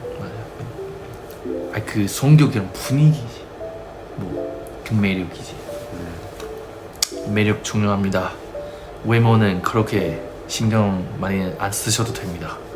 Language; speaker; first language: Korean; non-native, fluent; Chinese